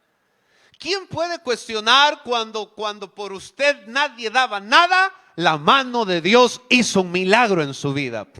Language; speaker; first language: Spanish; native; Spanish